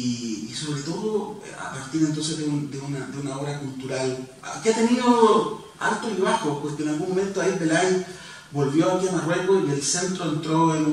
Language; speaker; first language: Spanish; native; Spanish